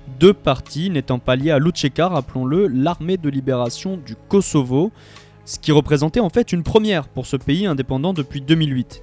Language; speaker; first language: French; native; French